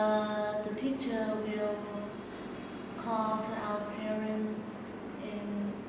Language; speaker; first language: English; non-native, learner; Vietnamese